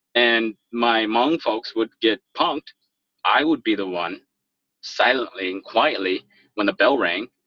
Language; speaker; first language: English; native; English